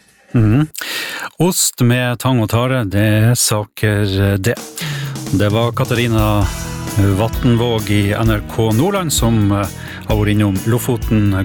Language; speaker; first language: Norwegian; native; Norwegian